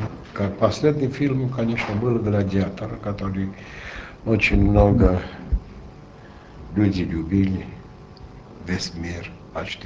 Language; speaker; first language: Russian; non-native, local second language; Armenian